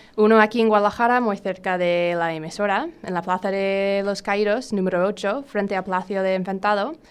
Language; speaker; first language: Spanish; non-native, fluent; English